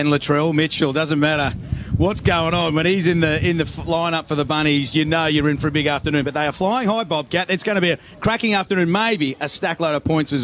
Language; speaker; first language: English; native; English